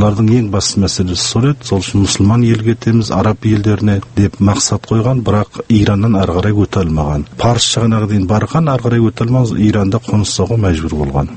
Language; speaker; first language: Kazakh; early bilingual, heritage; Kazakh